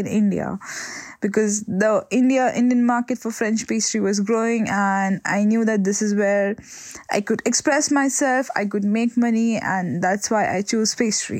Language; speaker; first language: English; non-native, local second language; Hindi